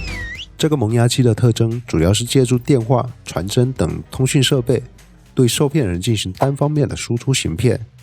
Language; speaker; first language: Chinese; native; Chinese